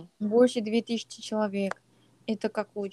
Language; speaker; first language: Russian; non-native, learner; Korean